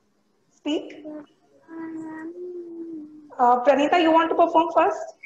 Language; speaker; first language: English; non-native, local second language; Hindi